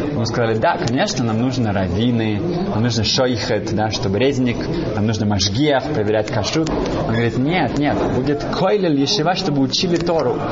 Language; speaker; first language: Russian; early bilingual, heritage; Russian